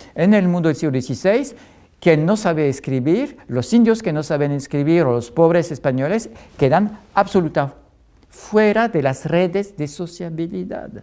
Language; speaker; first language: Spanish; non-native, fluent; French